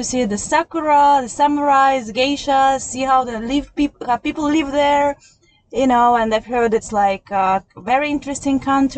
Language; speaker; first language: English; non-native, fluent; Russian